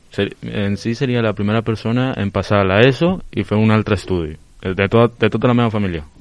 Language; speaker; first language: Catalan; non-native, local second language; Spanish